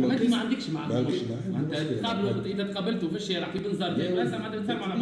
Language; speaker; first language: Arabic; native; Arabic